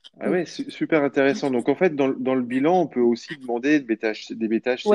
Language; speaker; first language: French; native; French